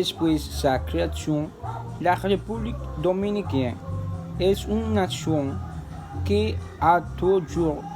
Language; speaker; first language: French; non-native, learner; Spanish